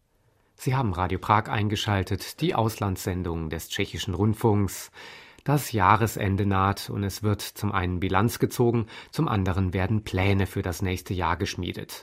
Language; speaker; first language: German; native; German